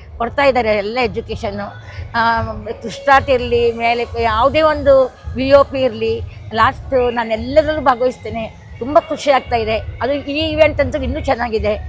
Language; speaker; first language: Kannada; native; Kannada